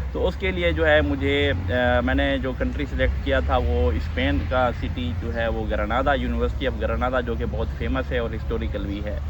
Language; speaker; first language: Urdu; non-native, local second language; Saraiki